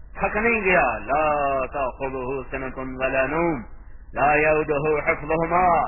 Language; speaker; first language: Urdu; non-native, local second language; Punjabi